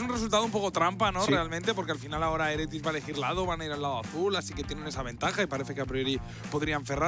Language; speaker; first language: Spanish; native; Spanish